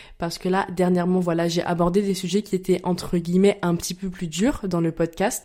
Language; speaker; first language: French; native; French